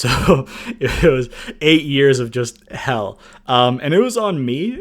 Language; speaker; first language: English; native; English